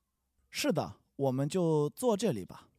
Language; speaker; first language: Chinese; non-native, learner; English